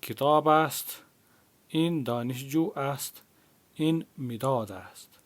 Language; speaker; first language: Persian; non-native, fluent; Urdu